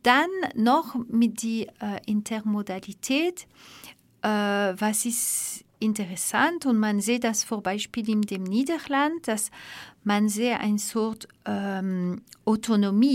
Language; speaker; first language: German; non-native, fluent; French